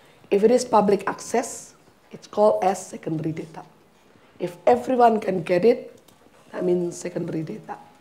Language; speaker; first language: English; non-native, fluent; Indonesian